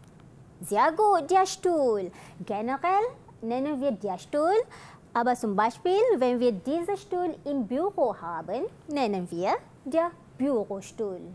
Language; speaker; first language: German; non-native, fluent; Malay